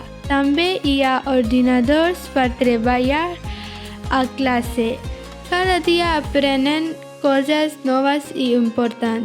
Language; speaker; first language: Catalan; non-native, learner; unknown